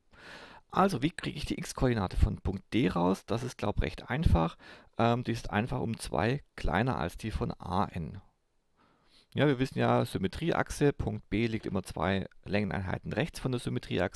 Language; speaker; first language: German; native; German